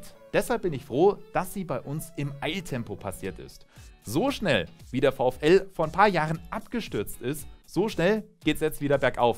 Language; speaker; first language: German; native; German